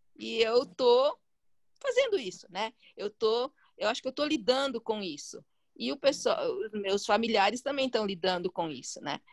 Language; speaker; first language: Portuguese; early bilingual, other home language; Chinese